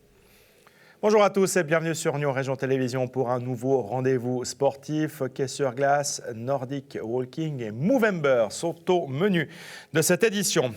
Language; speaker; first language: French; native; French